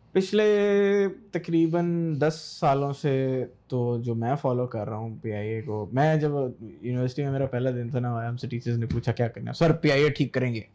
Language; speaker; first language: Urdu; native; Urdu